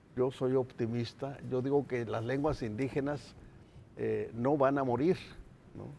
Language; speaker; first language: Spanish; non-native, local second language; Nahuatl languages